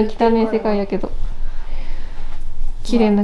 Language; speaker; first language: Japanese; native; Japanese